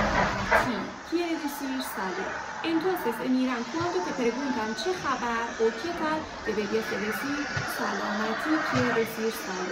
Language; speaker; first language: Spanish; non-native, fluent; Persian